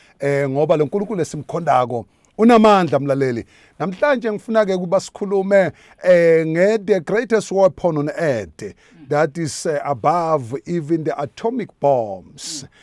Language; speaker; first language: Zulu; non-native, local second language; Swati